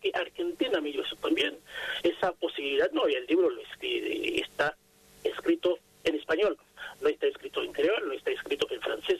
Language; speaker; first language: Spanish; non-native, fluent; Haitian Creole